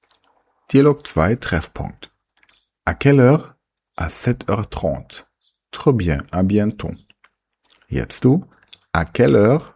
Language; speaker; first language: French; non-native, fluent; German